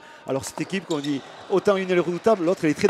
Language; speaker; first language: French; native; French